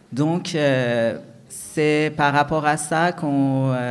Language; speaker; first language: French; non-native, fluent; Persian